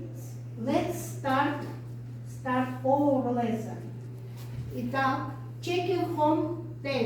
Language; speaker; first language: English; non-native, learner; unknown